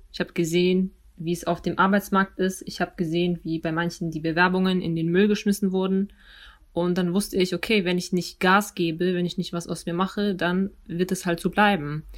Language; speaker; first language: German; early bilingual, other home language; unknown